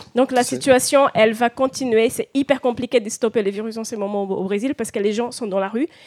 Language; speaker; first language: French; non-native, fluent; Portuguese